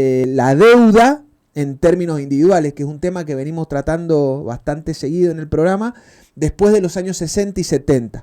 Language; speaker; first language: Spanish; native; Spanish